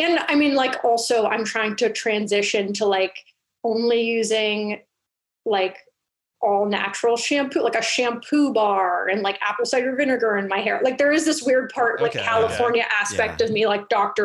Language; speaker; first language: English; native; English